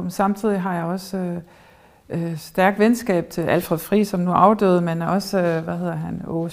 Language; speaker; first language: Danish; early bilingual, heritage; German